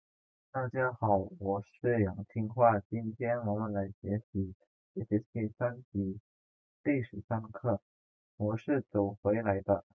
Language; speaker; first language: Chinese; non-native, fluent; Indonesian